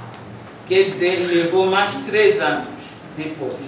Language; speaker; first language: Portuguese; non-native, local second language; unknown